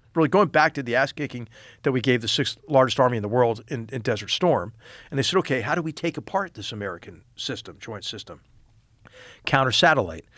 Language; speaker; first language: English; native; English